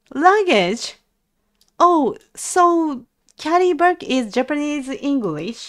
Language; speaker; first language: English; non-native, learner; Japanese